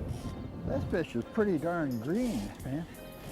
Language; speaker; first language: English; native; English